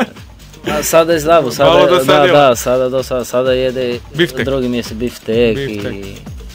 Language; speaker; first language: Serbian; non-native, learner; Portuguese